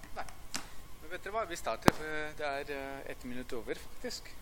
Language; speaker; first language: Norwegian; non-native, fluent; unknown